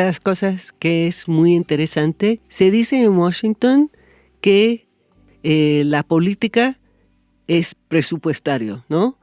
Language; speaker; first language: Spanish; non-native, fluent; English